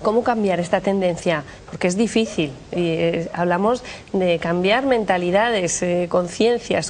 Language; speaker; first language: Spanish; native; Spanish